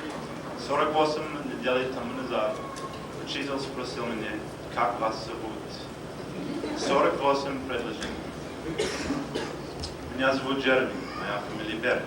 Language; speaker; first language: Russian; non-native, learner; English